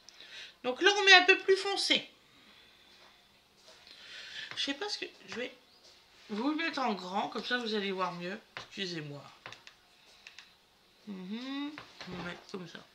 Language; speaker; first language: French; native; French